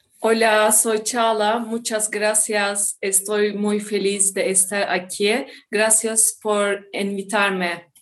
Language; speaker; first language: Spanish; non-native, learner; Turkish